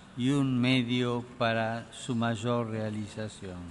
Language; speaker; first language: Spanish; native; Spanish